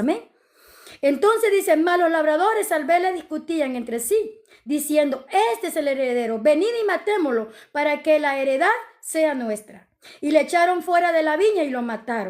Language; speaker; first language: Spanish; native; Spanish